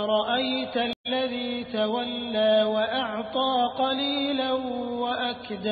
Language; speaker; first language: Arabic; native; Arabic